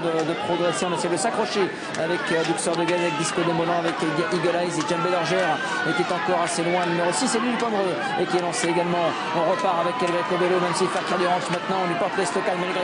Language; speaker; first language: French; native; French